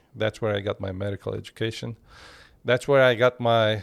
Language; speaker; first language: English; non-native, fluent; Turkish